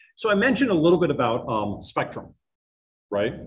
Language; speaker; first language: English; native; English